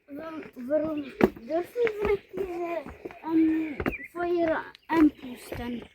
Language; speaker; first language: German; early bilingual, other home language; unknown